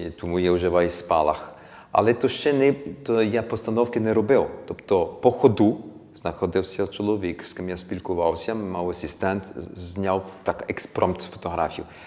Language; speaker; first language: Ukrainian; early bilingual, heritage; Ukrainian